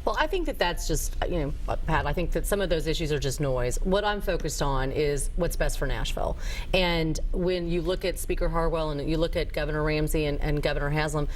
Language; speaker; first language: English; native; English